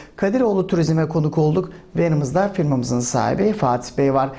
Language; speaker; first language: Turkish; native; Turkish